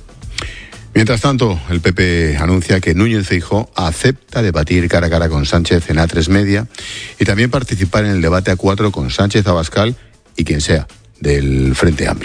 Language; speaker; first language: Spanish; native; Spanish